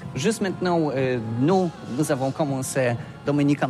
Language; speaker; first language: French; non-native, learner; Polish